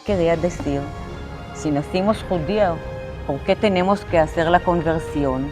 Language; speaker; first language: Spanish; non-native, fluent; Hebrew